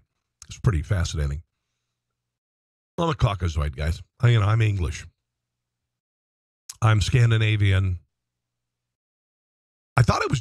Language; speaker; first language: English; native; English